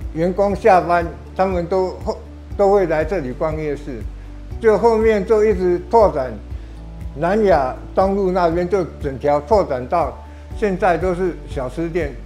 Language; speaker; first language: Chinese; native; Chinese